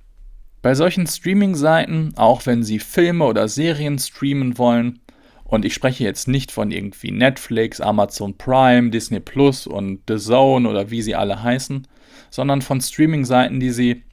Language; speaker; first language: German; native; German